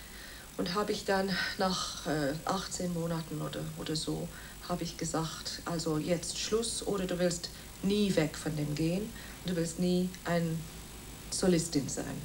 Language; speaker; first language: German; non-native, fluent; Welsh